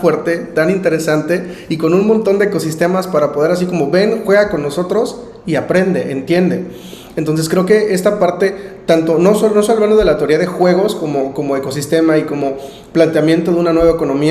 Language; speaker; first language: Spanish; native; Spanish